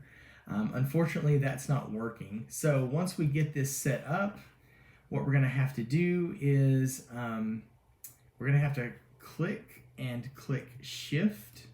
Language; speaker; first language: English; native; English